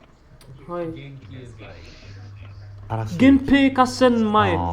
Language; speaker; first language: Japanese; non-native, learner; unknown